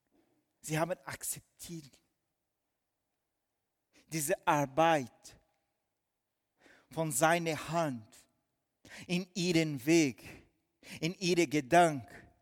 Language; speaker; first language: German; non-native, fluent; Portuguese